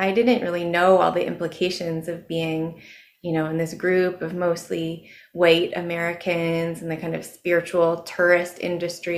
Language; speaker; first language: English; native; English